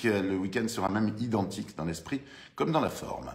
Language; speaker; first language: French; native; French